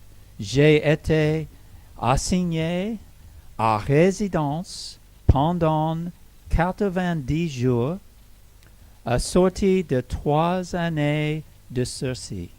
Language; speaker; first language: French; non-native, learner; English